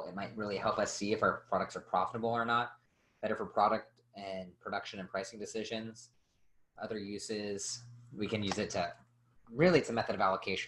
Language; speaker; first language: English; native; English